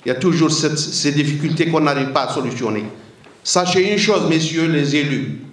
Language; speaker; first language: French; non-native, local second language; Arabic